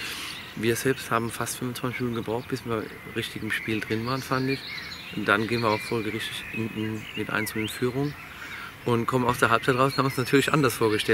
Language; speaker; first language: German; native; German